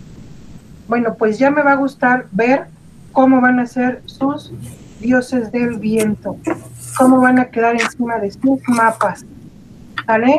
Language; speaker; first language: Spanish; native; Spanish